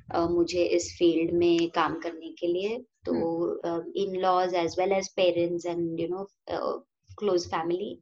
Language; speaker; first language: Hindi; non-native, local second language; Marathi